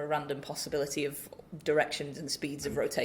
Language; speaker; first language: English; native; English